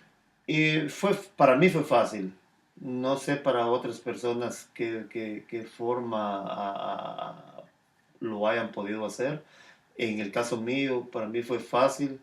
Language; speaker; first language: Spanish; native; Spanish